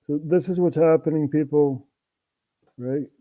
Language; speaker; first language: English; non-native, fluent; Dutch